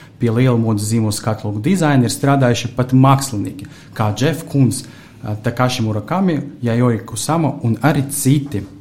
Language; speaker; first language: Latvian; non-native, local second language; Russian